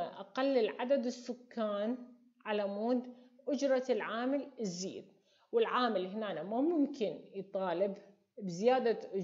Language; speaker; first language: Arabic; native; Arabic